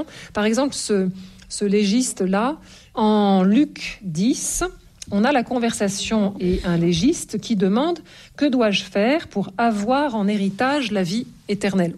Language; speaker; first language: French; native; French